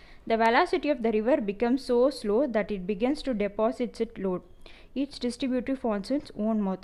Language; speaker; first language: English; non-native, local second language; Tamil